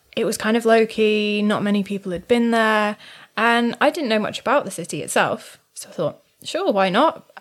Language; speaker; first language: English; native; English